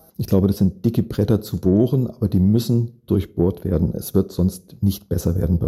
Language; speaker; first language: German; native; German